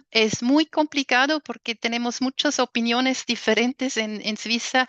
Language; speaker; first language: Spanish; non-native, fluent; German